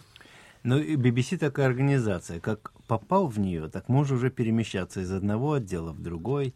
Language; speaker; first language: Russian; native; Russian